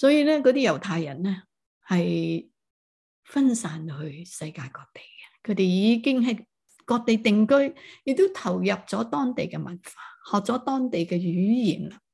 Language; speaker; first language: Chinese; non-native, local second language; Cantonese